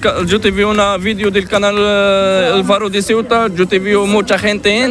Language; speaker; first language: Spanish; non-native, learner; Arabic